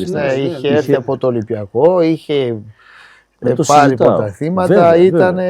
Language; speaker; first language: Greek; non-native, fluent; Portuguese